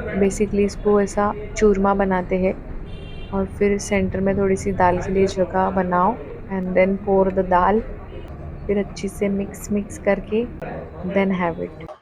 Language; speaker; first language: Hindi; non-native, local second language; Marathi